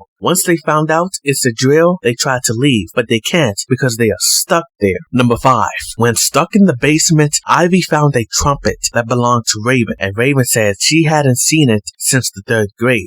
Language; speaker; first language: English; native; English